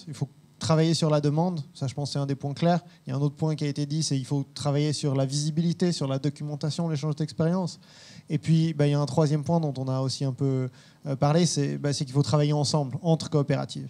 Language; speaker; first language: French; native; French